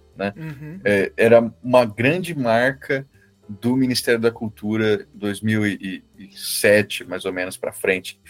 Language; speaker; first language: Portuguese; native; Portuguese